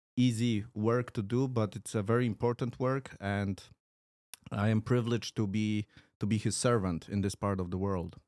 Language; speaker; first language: English; non-native, fluent; Polish